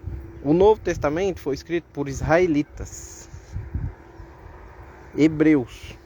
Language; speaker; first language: Portuguese; native; Portuguese